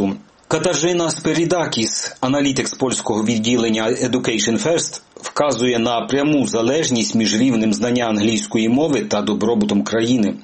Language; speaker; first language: Ukrainian; native; Ukrainian